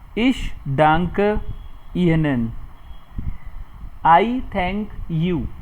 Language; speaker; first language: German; non-native, fluent; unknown